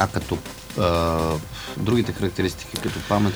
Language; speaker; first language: Bulgarian; native; Bulgarian